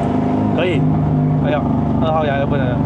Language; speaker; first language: Chinese; native; Chinese